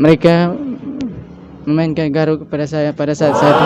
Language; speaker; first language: Indonesian; non-native, local second language; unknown